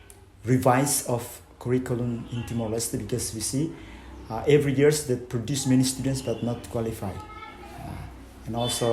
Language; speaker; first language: English; non-native, fluent; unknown